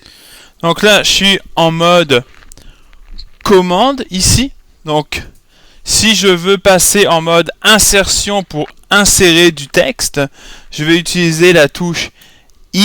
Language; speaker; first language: French; native; French